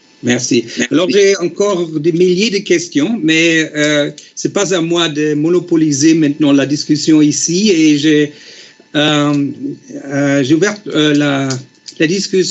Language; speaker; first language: French; non-native, fluent; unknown